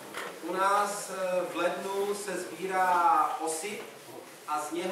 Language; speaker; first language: Russian; non-native, learner; Czech